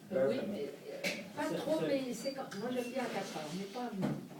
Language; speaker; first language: French; native; French